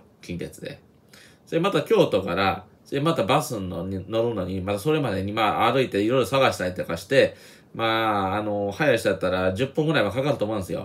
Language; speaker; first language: Japanese; native; Japanese